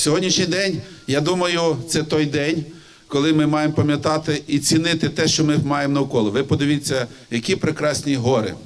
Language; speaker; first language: Ukrainian; native; Ukrainian